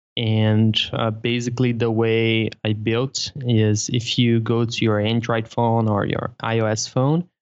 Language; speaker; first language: English; non-native, fluent; Portuguese